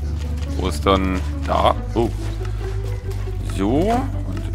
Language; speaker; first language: German; native; German